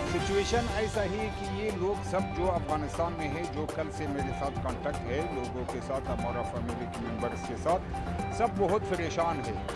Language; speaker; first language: Hindi; non-native, fluent; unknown